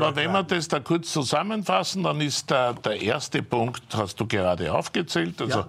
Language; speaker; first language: German; native; German